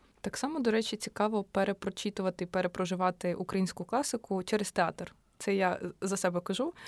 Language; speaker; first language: Ukrainian; native; Ukrainian